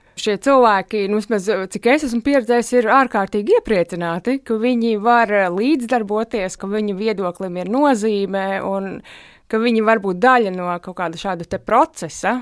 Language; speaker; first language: Latvian; native; Latvian